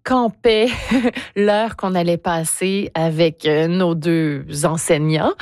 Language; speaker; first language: French; native; French